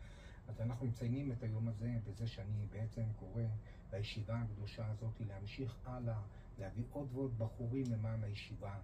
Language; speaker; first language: Hebrew; native; Hebrew